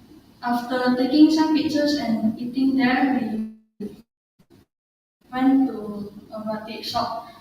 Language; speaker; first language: English; non-native, learner; Indonesian